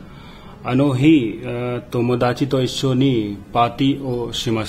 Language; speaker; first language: Japanese; non-native, learner; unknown